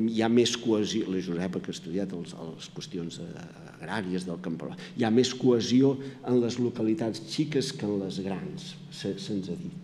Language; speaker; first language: Catalan; native; Catalan